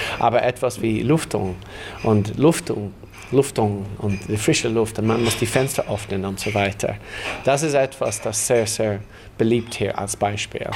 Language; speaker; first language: German; non-native, fluent; English